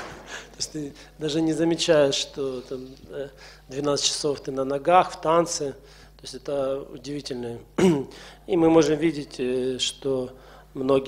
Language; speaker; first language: Russian; native; Russian